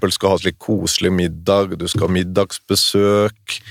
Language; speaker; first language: Norwegian; native; Norwegian